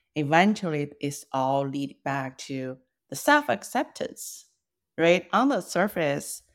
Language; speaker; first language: English; non-native, fluent; Chinese